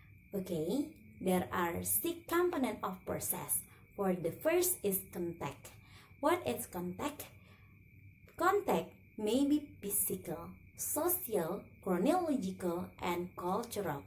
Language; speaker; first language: English; non-native, learner; Indonesian